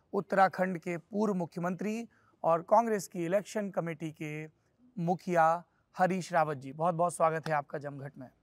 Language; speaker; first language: Hindi; native; Hindi